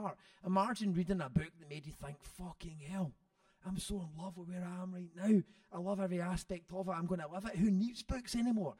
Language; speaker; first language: English; native; English